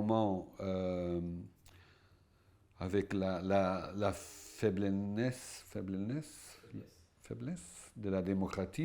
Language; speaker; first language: French; non-native, fluent; Portuguese